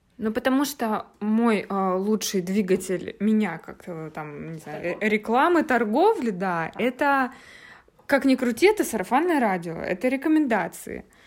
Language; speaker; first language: Russian; native; Russian